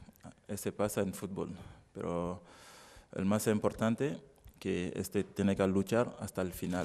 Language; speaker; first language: Spanish; non-native, learner; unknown